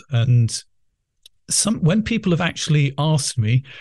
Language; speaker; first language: English; native; English